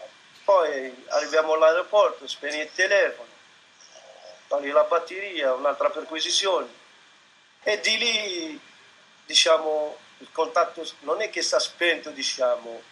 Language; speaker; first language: Italian; non-native, fluent; Arabic